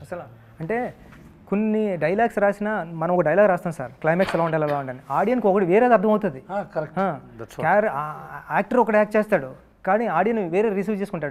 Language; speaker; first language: Telugu; native; Telugu